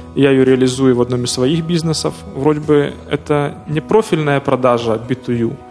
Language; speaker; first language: Russian; non-native, local second language; Ukrainian